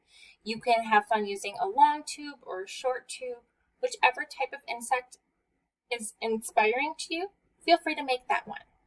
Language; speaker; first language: English; native; English